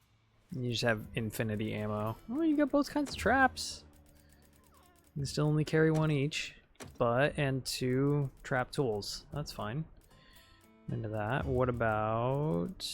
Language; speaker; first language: English; native; English